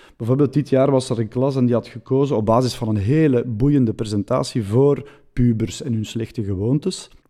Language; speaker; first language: Dutch; native; Dutch